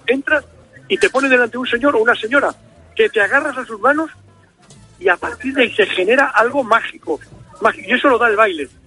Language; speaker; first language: Spanish; native; Spanish